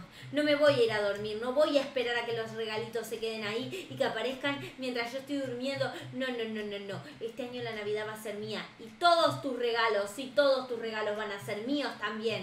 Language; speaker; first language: Spanish; native; Spanish